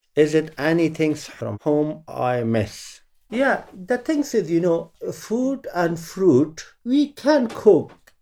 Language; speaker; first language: English; non-native, learner; Persian